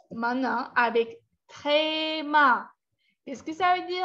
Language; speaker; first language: French; non-native, fluent; Spanish